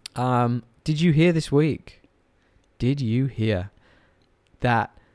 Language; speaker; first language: English; native; English